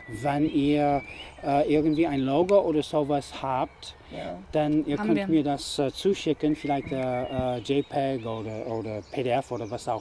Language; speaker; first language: German; non-native, fluent; English